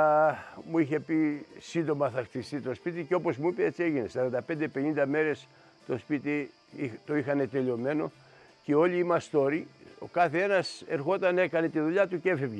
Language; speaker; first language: Greek; early bilingual, other home language; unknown